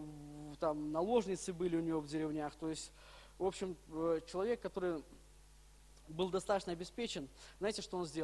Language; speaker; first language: Russian; native; Russian